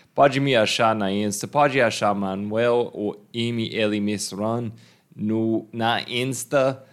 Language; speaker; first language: Portuguese; non-native, fluent; English